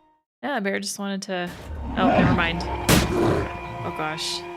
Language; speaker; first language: English; native; English